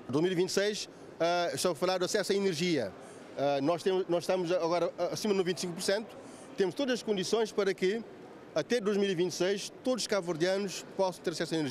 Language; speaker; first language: Portuguese; non-native, local second language; Kabuverdianu